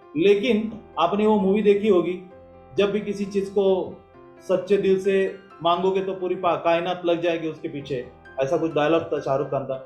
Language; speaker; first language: Hindi; non-native, local second language; Marathi